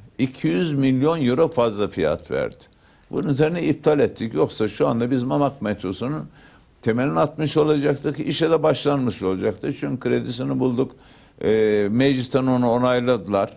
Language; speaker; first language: Turkish; native; Turkish